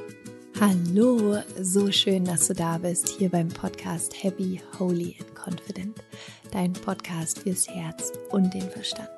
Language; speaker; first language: German; native; German